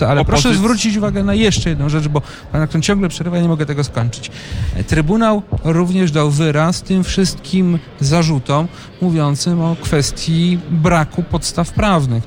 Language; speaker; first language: Polish; native; Polish